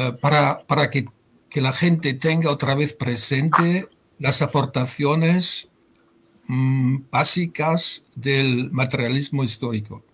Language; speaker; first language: Spanish; non-native, fluent; German